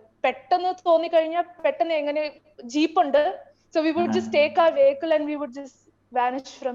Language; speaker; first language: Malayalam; early bilingual, heritage; Malayalam